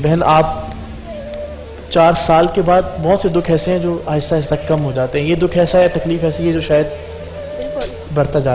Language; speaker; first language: Urdu; native; Urdu